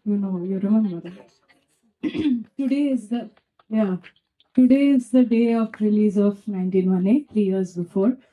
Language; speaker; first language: Telugu; non-native, fluent; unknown